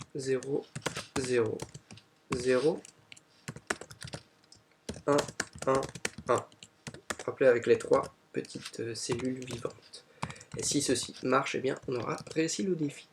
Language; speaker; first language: French; native; French